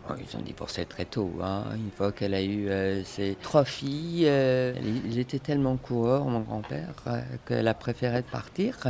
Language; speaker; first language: French; non-native, fluent; Persian